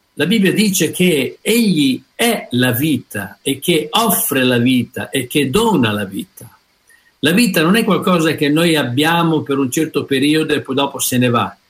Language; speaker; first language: Italian; native; Italian